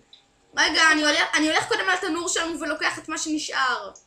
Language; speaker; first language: Hebrew; native; Hebrew